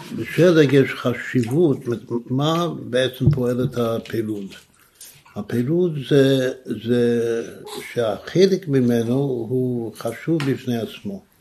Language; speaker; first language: Hebrew; non-native, fluent; English